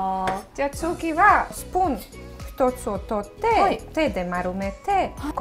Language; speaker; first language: Japanese; non-native, fluent; Serbian